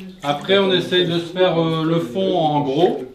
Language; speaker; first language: French; native; French